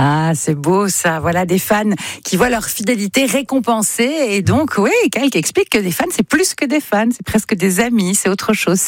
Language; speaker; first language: French; native; French